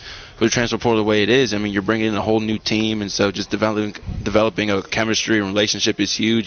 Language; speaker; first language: English; native; English